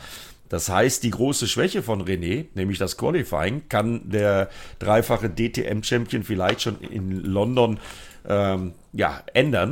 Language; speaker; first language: German; native; German